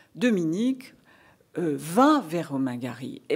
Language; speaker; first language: French; native; French